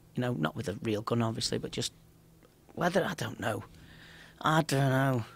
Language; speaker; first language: English; native; English